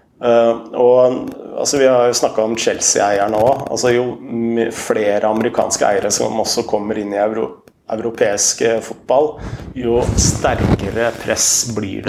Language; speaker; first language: Norwegian; native; Norwegian